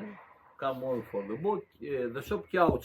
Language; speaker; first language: English; non-native, learner; Greek